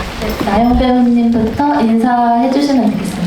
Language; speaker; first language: Korean; native; Korean